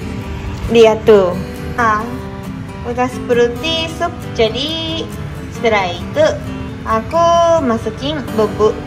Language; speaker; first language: Indonesian; non-native, learner; Japanese